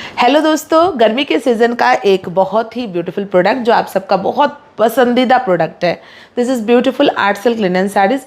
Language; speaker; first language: Hindi; non-native, local second language; Bangla